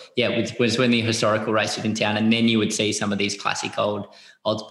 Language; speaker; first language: English; native; English